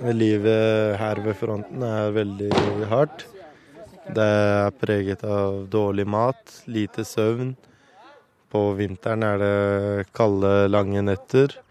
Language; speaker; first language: Norwegian; early bilingual, other home language; Kurdish